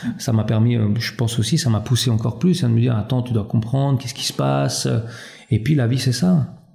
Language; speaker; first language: French; early bilingual, other home language; Albanian